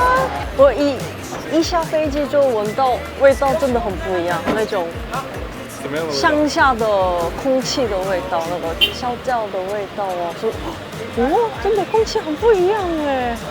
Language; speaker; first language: Chinese; non-native, fluent; Korean